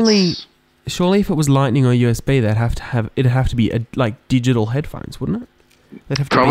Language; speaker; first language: English; native; English